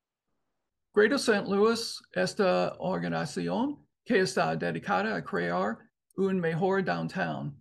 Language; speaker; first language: Spanish; non-native, learner; English